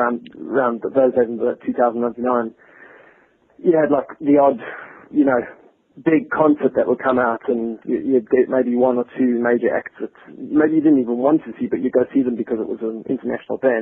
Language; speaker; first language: English; native; English